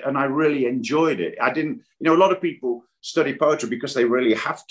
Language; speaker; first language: English; native; English